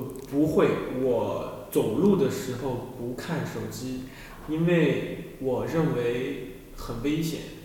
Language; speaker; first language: Chinese; non-native, learner; French